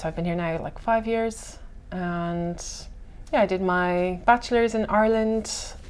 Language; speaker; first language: English; native; English